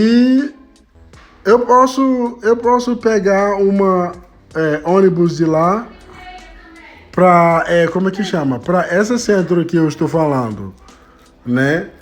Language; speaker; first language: Portuguese; non-native, fluent; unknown